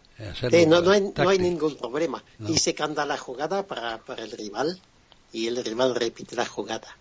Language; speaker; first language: Spanish; non-native, fluent; French